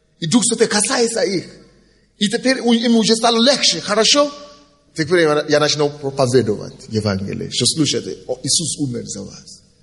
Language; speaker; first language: Russian; non-native, fluent; Yoruba